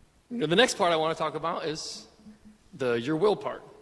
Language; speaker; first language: English; native; English